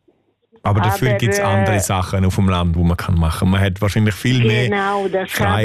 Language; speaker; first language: German; native; German